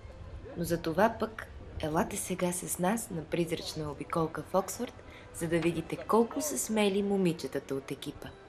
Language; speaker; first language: Bulgarian; native; Bulgarian